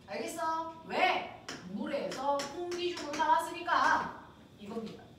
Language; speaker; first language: Korean; native; Korean